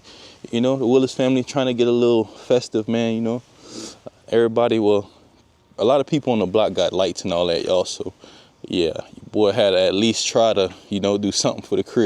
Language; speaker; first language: English; native; English